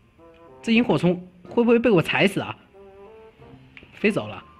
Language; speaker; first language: Chinese; native; Chinese